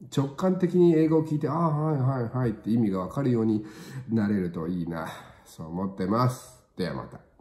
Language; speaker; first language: Japanese; native; Japanese